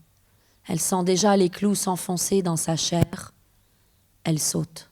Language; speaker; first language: French; early bilingual, other home language; Persian